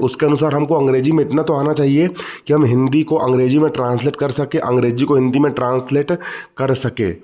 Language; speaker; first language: Hindi; native; Hindi